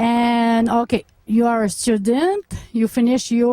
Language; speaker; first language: English; non-native, local second language; French